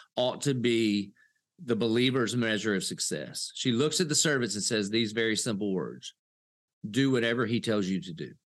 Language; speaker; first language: English; native; English